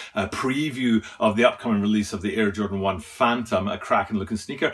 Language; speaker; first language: English; native; English